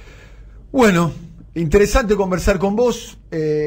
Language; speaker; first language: Spanish; native; Spanish